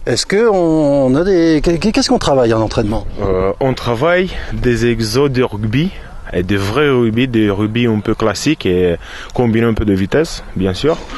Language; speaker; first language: French; non-native, fluent; Romanian